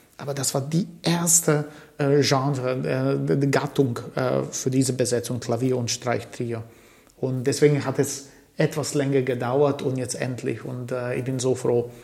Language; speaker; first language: German; early bilingual, other home language; Croatian